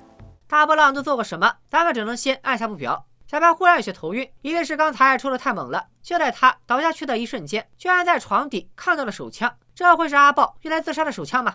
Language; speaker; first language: Chinese; native; Chinese